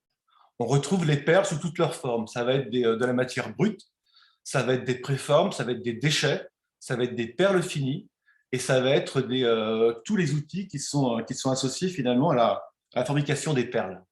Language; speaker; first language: French; native; French